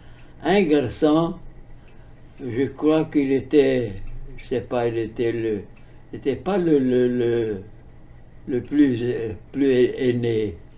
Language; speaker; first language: French; early bilingual, heritage; French